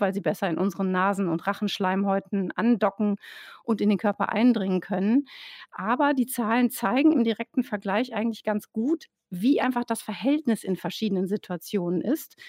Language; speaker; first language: German; native; German